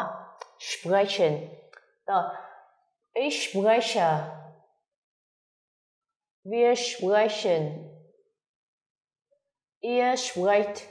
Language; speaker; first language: German; non-native, fluent; Vietnamese